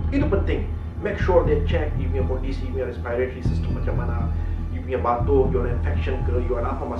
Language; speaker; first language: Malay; non-native, learner; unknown